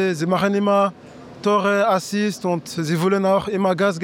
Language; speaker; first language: German; non-native, learner; French